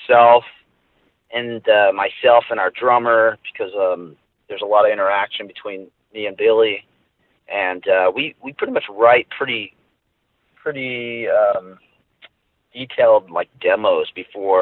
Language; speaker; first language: English; native; English